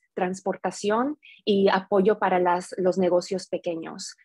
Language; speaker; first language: Spanish; early bilingual, heritage; Spanish